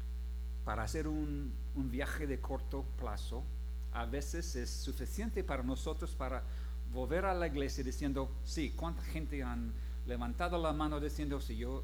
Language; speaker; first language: Spanish; non-native, fluent; English